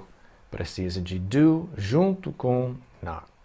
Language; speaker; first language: Portuguese; non-native, fluent; English